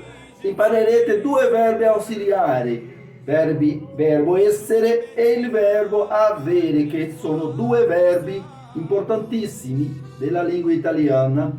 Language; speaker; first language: Italian; non-native, fluent; Portuguese